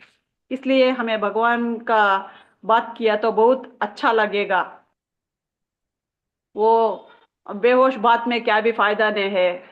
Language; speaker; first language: Hindi; non-native, local second language; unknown